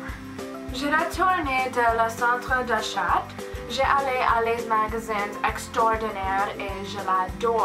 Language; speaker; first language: French; non-native, learner; English